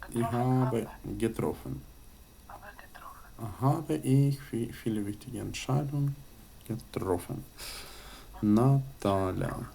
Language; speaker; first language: German; non-native, fluent; Ukrainian